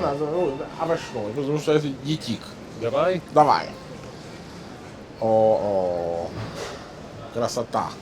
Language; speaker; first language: Russian; non-native, fluent; Italian